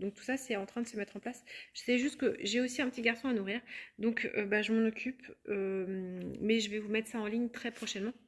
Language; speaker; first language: French; native; French